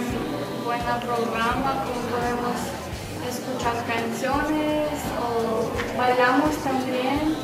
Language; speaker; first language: Spanish; non-native, learner; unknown